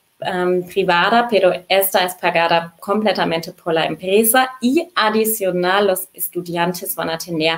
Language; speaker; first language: Spanish; non-native, fluent; German